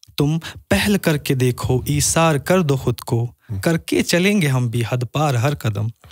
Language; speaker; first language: Hindi; non-native, local second language; Kashmiri